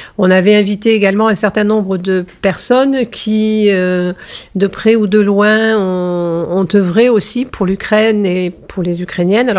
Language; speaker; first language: French; native; French